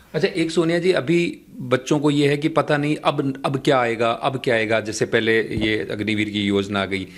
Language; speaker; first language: Hindi; native; Hindi